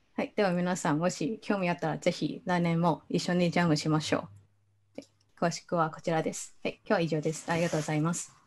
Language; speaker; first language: Japanese; non-native, fluent; Cantonese